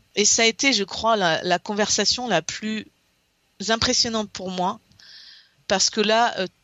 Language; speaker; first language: French; native; French